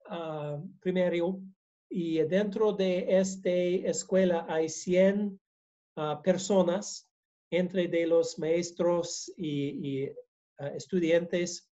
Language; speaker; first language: Spanish; non-native, learner; English